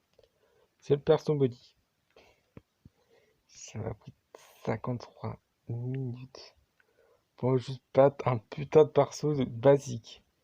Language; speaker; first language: French; native; French